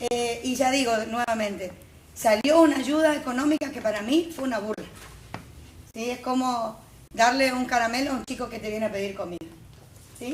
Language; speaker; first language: Spanish; native; Spanish